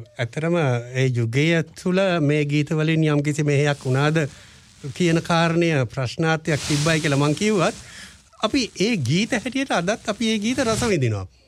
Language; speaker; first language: Sinhala; native; Sinhala